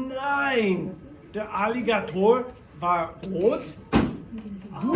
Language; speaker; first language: German; non-native, fluent; English